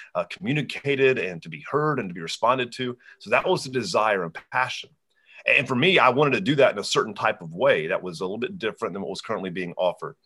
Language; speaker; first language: English; native; English